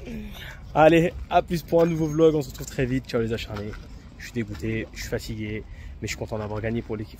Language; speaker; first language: French; native; French